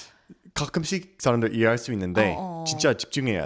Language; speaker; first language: Korean; non-native, learner; English